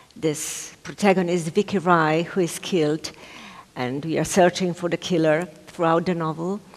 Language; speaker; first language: English; non-native, fluent; Slovenian